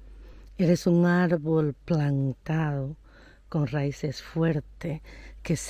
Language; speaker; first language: Spanish; native; Spanish